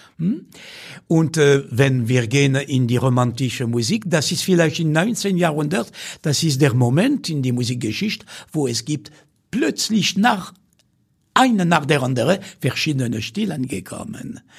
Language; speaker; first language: German; non-native, fluent; French